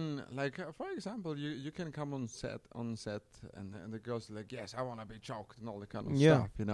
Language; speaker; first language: English; non-native, fluent; German